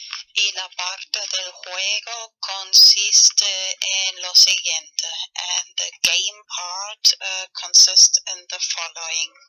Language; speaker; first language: Spanish; non-native, learner; German